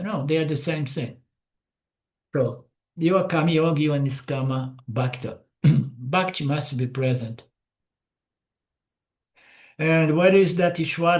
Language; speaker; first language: English; non-native, fluent; Portuguese